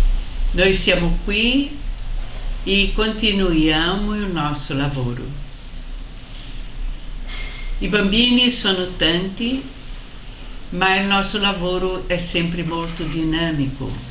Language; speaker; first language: Italian; non-native, fluent; Portuguese